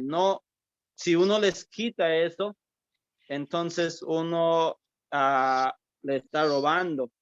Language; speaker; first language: Spanish; early bilingual, heritage; English